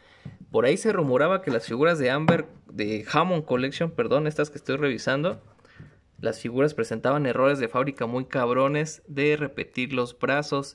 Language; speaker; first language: Spanish; native; Spanish